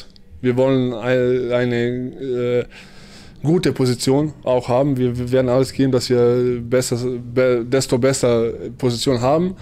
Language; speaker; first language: German; early bilingual, other home language; Bosnian